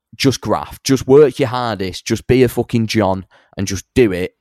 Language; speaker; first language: English; native; English